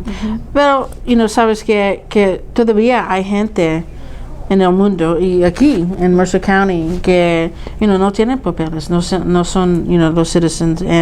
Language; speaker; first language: Spanish; early bilingual, heritage; Spanish